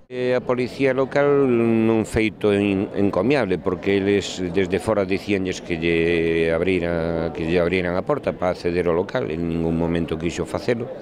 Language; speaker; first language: Galician; native; Galician